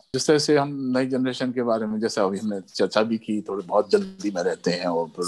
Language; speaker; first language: Hindi; early bilingual, other home language; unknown